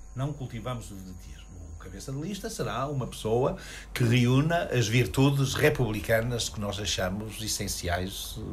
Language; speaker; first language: Portuguese; native; Portuguese